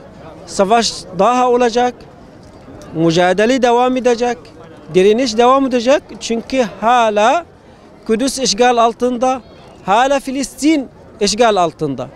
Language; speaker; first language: Turkish; non-native, fluent; Arabic